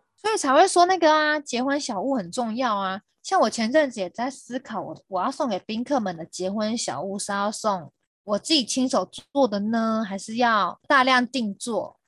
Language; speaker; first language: Chinese; non-native, local second language; Min Nan Chinese